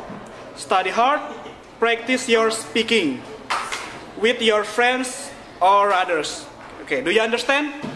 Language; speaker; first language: English; non-native, fluent; Indonesian